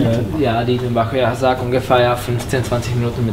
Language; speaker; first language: German; non-native, fluent; Czech